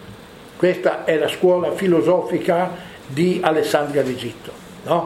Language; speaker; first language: Italian; native; Italian